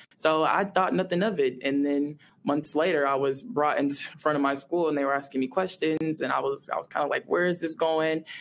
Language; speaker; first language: English; native; English